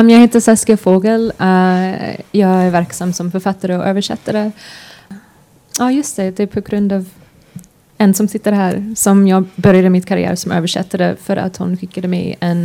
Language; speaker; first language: Swedish; non-native, fluent; English